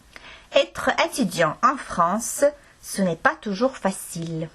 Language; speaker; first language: French; non-native, fluent; Estonian